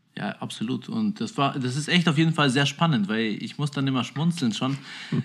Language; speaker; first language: German; early bilingual, other home language; Albanian